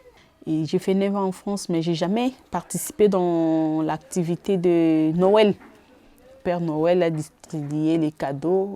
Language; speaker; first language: French; non-native, fluent; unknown